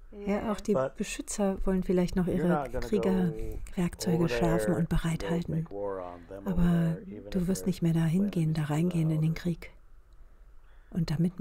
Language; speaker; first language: German; native; German